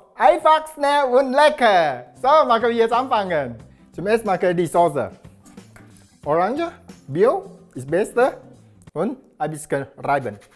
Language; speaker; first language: German; non-native, learner; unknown